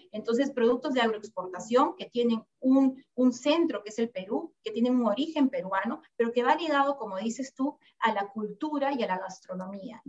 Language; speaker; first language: Spanish; native; Spanish